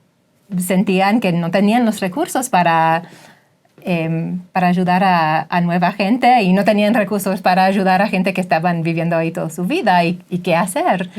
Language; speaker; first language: Spanish; non-native, fluent; English